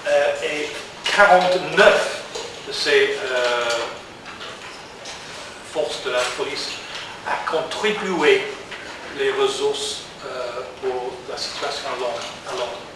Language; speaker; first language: French; non-native, learner; English